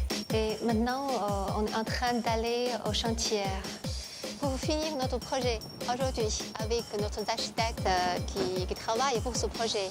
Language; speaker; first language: French; non-native, fluent; Chinese